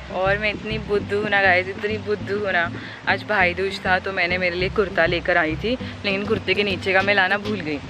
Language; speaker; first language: Hindi; non-native, local second language; Marathi